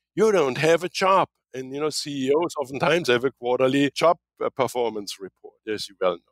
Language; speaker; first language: English; non-native, fluent; German